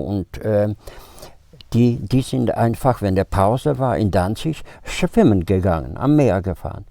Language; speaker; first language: German; non-native, fluent; Polish